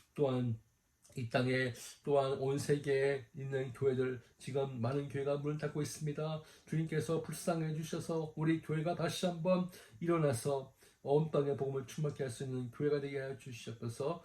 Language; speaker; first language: Korean; native; Korean